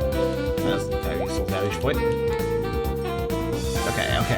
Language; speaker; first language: English; native; English